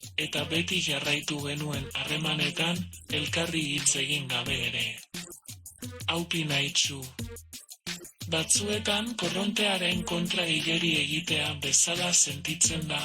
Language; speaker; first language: Basque; non-native, learner; Spanish